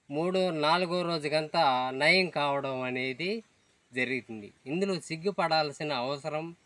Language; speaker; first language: Telugu; native; Telugu